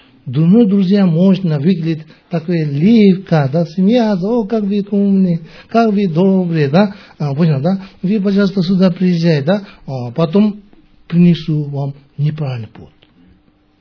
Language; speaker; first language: Russian; non-native, learner; Tibetan